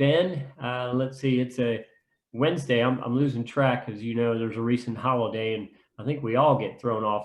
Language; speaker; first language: English; native; English